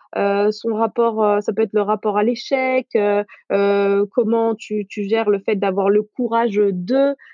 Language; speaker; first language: French; non-native, local second language; Arabic